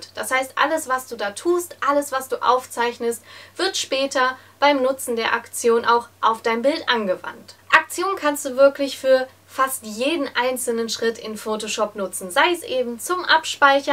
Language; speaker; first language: German; native; German